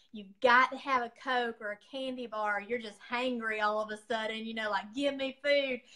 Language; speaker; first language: English; native; English